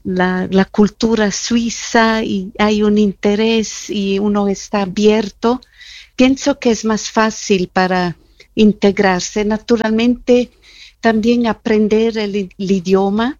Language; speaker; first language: Spanish; non-native, fluent; German